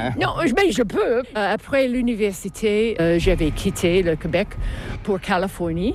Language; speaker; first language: French; non-native, local second language; English